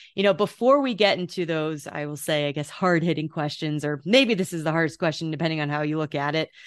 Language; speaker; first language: English; native; English